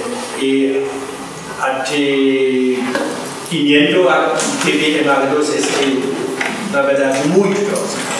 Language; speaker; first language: Portuguese; non-native, fluent; German